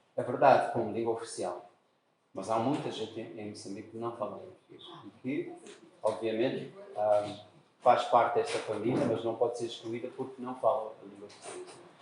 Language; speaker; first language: Portuguese; native; Portuguese